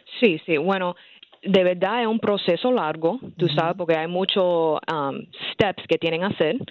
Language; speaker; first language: Spanish; early bilingual, heritage; Spanish